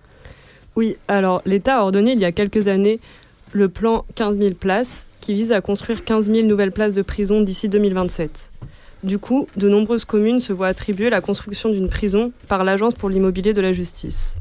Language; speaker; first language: French; native; French